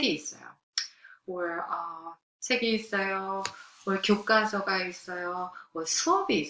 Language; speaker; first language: Korean; non-native, fluent; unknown